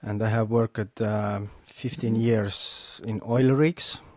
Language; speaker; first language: English; non-native, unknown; Estonian